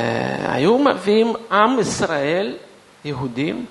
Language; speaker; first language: Hebrew; non-native, fluent; Russian